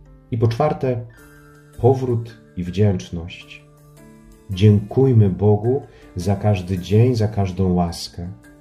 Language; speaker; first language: Polish; native; Polish